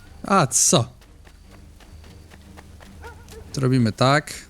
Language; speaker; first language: Polish; native; Polish